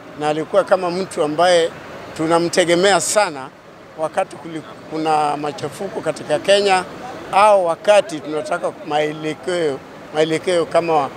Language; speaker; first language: Swahili; non-native, local second language; Luo (Kenya and Tanzania)